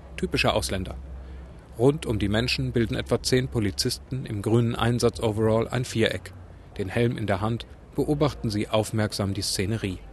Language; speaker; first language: German; native; German